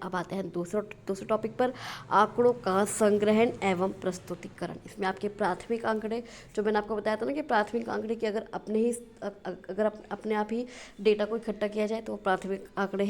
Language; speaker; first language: Hindi; native; Hindi